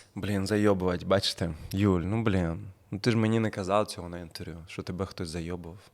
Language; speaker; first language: Ukrainian; non-native, local second language; Russian